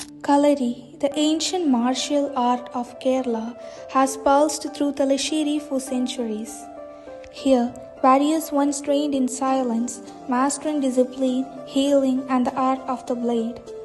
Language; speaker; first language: English; non-native, local second language; Malayalam